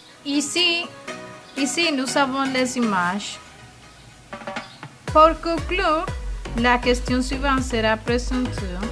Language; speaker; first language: French; non-native, learner; Spanish